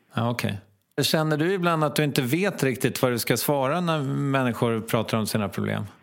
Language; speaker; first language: Swedish; native; Swedish